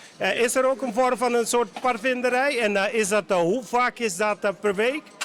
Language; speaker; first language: Dutch; non-native, local second language; Papiamento